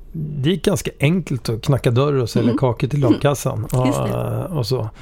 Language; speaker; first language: Swedish; early bilingual, other home language; Hungarian